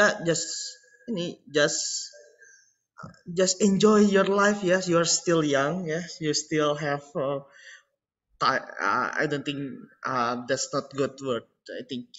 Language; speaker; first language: English; non-native, learner; Indonesian